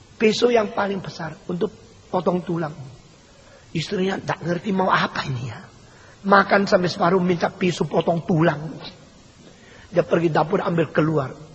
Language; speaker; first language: Indonesian; early bilingual, other home language; Min Nan Chinese